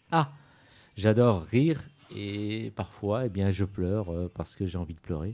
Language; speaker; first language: French; native; French